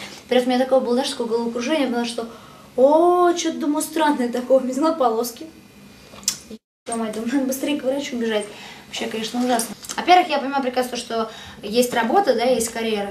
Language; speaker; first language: Russian; native; Russian